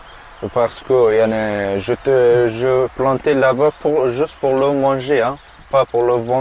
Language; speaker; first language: French; non-native, learner; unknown